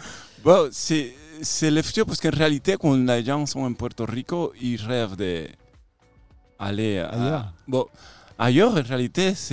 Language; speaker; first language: French; non-native, fluent; Spanish